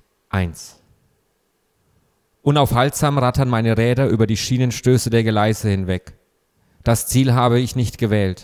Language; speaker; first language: German; native; German